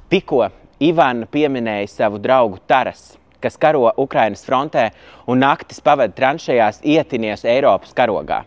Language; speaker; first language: Latvian; native; Latvian